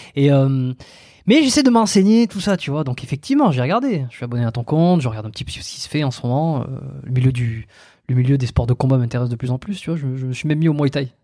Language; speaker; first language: French; native; French